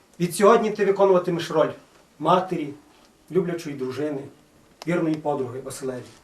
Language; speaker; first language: Ukrainian; native; Ukrainian